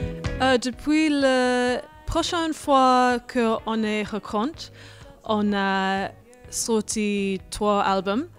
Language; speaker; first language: French; non-native, learner; English